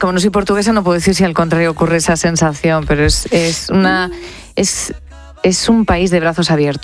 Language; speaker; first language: Spanish; native; Spanish